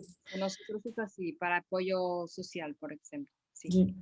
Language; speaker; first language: Spanish; non-native, fluent; Portuguese